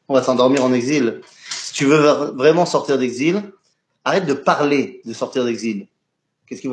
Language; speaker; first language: French; native; French